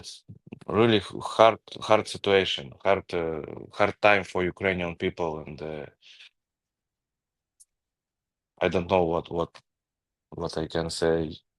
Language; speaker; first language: English; non-native, learner; Ukrainian